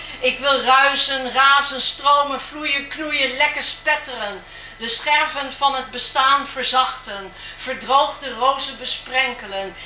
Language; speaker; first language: Dutch; native; Dutch